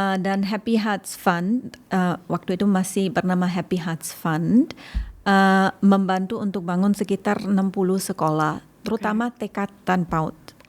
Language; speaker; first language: Indonesian; non-native, fluent; German